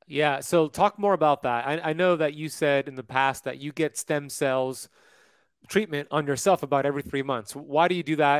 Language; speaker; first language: English; native; English